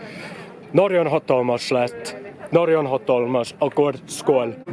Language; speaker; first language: Hungarian; non-native, learner; English